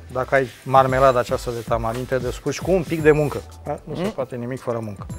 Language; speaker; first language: Romanian; native; Romanian